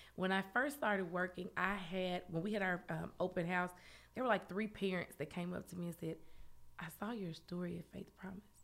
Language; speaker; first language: English; native; English